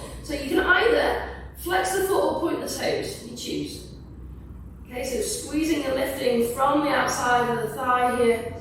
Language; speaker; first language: English; native; English